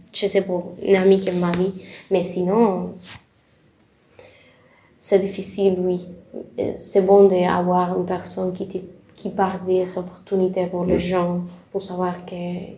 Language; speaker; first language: French; non-native, learner; Spanish